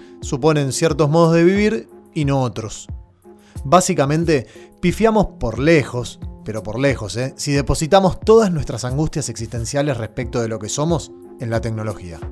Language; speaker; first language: Spanish; native; Spanish